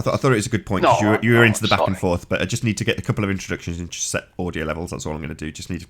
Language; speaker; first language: English; native; English